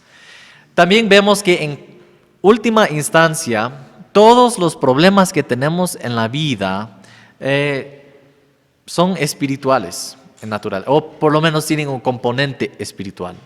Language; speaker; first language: Spanish; non-native, fluent; English